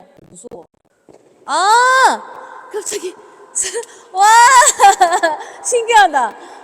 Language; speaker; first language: Korean; non-native, learner; Filipino